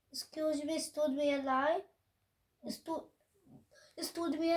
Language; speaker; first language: German; non-native, learner; Hindi